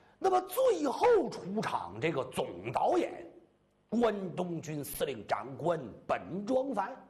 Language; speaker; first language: Chinese; native; Chinese